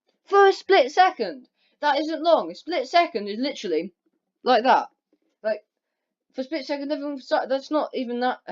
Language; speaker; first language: English; native; English